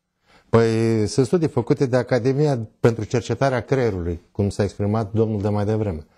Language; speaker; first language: Romanian; native; Romanian